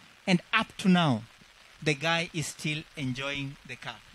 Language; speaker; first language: English; non-native, local second language; Kalenjin